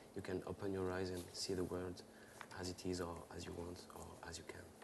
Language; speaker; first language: English; non-native, learner; French